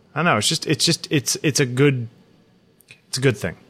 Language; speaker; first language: English; early bilingual, other home language; Ukrainian